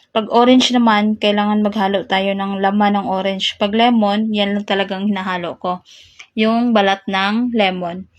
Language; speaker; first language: Filipino; non-native, local second language; Cebuano